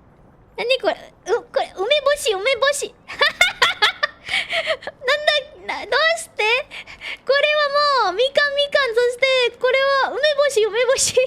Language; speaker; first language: Japanese; non-native, learner; Filipino